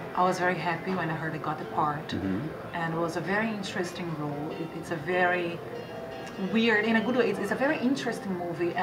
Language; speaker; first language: English; non-native, fluent; Portuguese